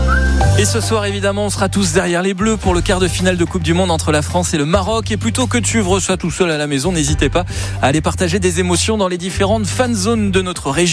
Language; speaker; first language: French; native; French